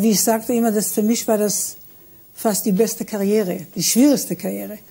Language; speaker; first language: German; non-native, fluent; Hebrew